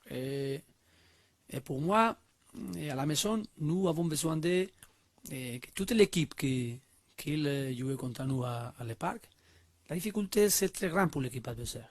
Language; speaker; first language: French; non-native, learner; Spanish